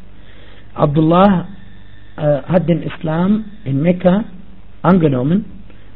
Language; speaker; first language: German; non-native, fluent; Arabic